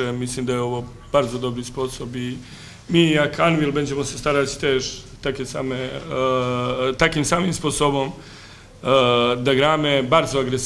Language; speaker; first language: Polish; non-native, learner; Serbian